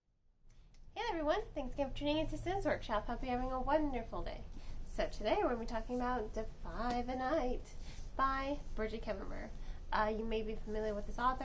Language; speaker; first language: English; native; English